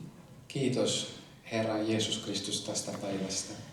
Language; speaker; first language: Finnish; non-native, fluent; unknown